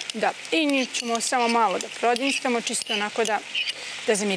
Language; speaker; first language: Serbian; native; Serbian